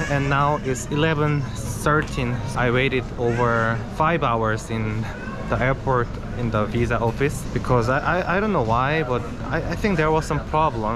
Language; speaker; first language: English; non-native, fluent; Korean